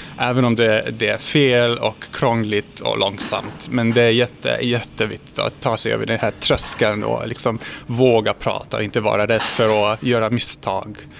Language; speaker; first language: Swedish; non-native, fluent; Hungarian